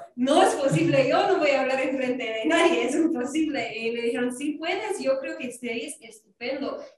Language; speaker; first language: Spanish; non-native, fluent; English